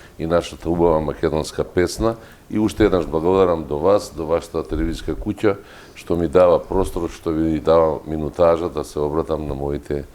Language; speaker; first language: Macedonian; native; Macedonian